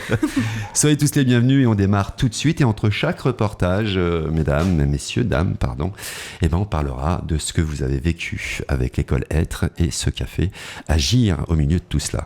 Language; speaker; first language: French; native; French